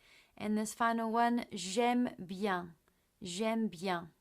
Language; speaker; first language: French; non-native, fluent; English